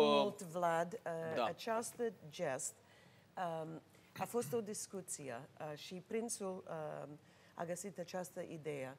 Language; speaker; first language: Romanian; non-native, learner; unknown